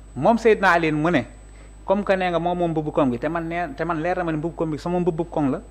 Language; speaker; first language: Wolof; native; Wolof